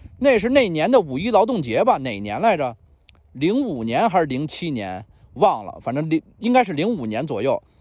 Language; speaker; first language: Chinese; native; Chinese